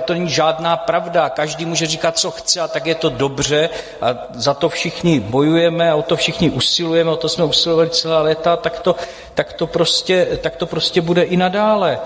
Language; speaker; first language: Czech; native; Czech